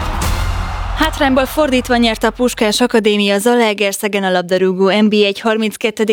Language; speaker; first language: Hungarian; native; Hungarian